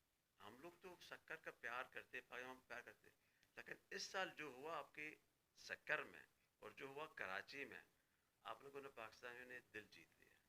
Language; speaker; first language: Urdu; non-native, fluent; Arabic